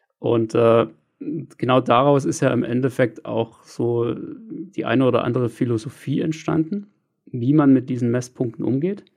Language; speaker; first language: German; native; German